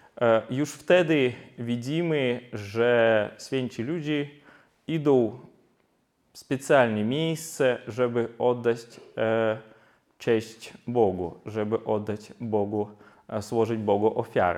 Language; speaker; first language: Polish; non-native, fluent; Ukrainian